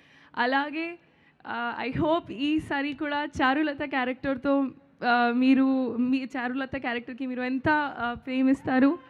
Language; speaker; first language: Telugu; non-native, learner; Hindi